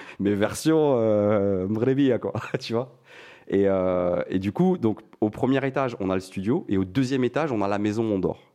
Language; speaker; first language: French; non-native, local second language; Arabic